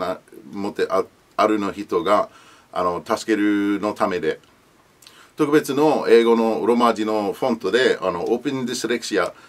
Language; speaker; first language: Japanese; non-native, learner; English